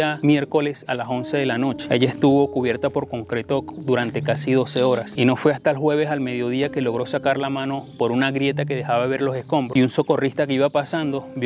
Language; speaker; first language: Spanish; native; Spanish